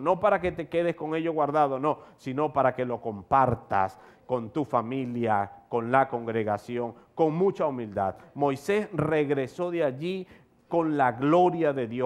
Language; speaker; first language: Spanish; native; Spanish